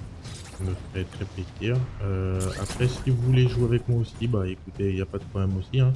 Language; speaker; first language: French; native; French